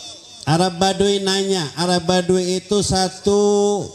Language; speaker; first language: Indonesian; native; Indonesian